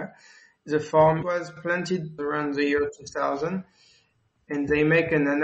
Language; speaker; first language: English; non-native, fluent; French